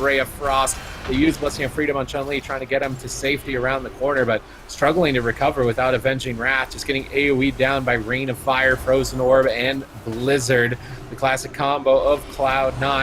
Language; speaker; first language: English; native; English